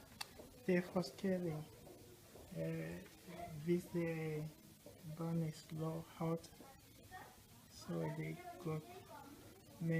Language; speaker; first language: Danish; non-native, local second language; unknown